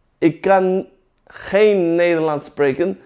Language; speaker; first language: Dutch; non-native, fluent; Turkish